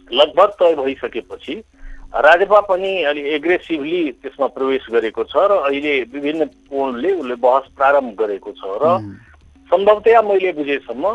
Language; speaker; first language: Nepali; non-native, local second language; Maithili